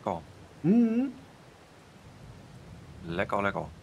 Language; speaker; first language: German; native; German